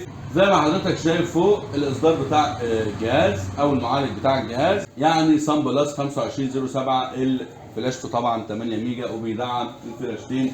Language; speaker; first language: Arabic; native; Arabic